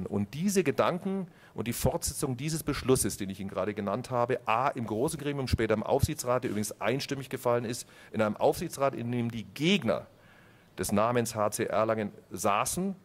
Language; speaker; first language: German; native; German